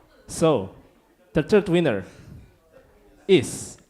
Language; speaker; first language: English; non-native, fluent; Indonesian